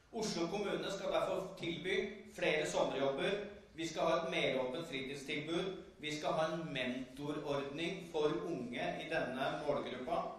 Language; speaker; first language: Norwegian; native; Norwegian